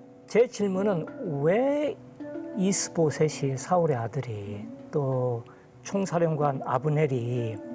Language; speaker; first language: Korean; native; Korean